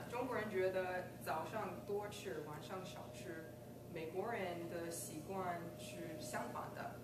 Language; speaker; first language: Chinese; non-native, fluent; English